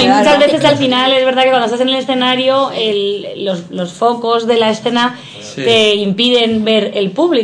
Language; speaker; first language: Spanish; native; Spanish